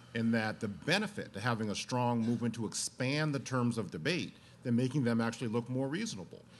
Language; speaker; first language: English; native; English